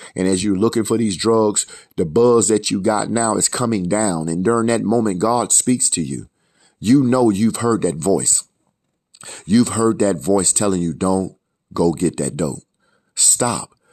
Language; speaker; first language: English; native; English